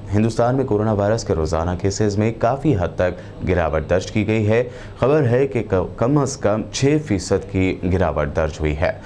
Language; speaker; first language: Urdu; native; Urdu